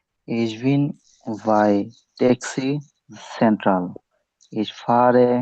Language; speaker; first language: German; non-native, learner; Bangla